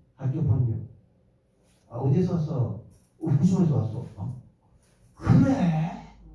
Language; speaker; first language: Korean; non-native, fluent; Japanese